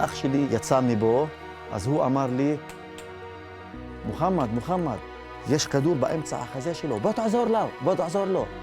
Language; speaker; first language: Hebrew; non-native, local second language; Arabic